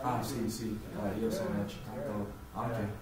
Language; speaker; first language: Italian; non-native, learner; English